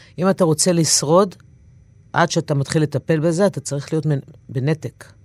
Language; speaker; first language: Hebrew; native; Hebrew